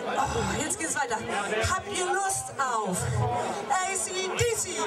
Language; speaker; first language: German; native; German